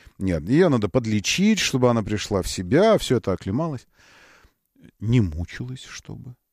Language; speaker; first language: Russian; native; Russian